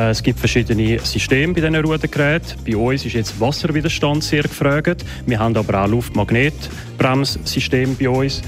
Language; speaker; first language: German; native; German